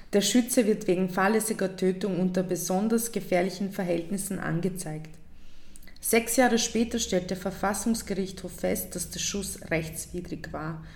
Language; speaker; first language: German; early bilingual, other home language; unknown